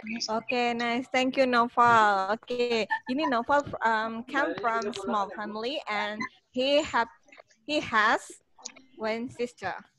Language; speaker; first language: English; non-native, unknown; Indonesian